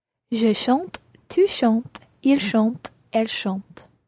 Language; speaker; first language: French; non-native, learner; English